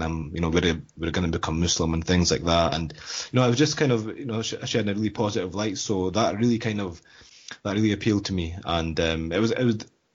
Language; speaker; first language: English; native; English